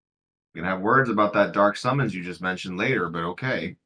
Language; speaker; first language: English; native; English